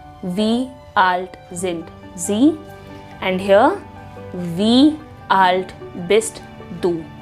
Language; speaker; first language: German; non-native, fluent; Hindi